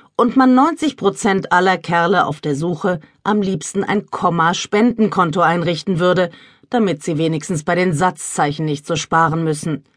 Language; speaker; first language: German; native; German